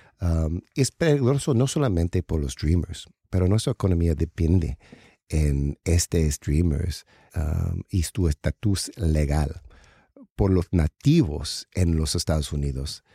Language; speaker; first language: Spanish; non-native, learner; English